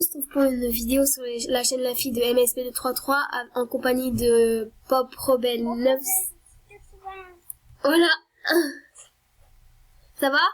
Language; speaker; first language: French; native; French